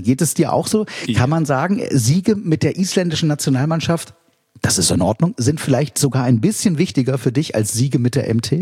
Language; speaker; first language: German; native; German